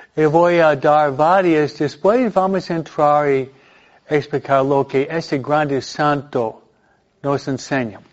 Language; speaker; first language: Spanish; non-native, fluent; English